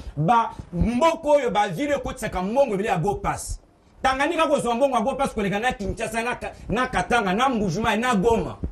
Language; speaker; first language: French; non-native, local second language; Luba-Lulua